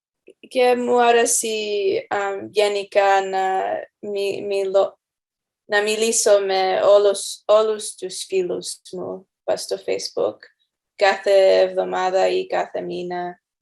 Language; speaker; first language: Greek; non-native, learner; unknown